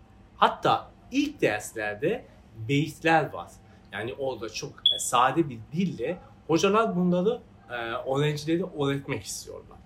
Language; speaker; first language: Turkish; non-native, fluent; Persian